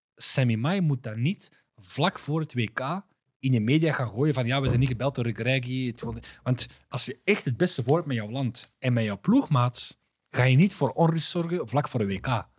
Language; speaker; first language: Dutch; early bilingual, other home language; Arabic